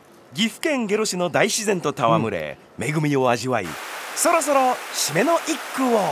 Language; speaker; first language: Japanese; native; Japanese